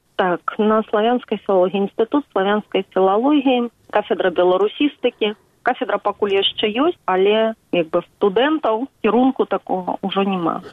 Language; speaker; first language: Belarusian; native; Belarusian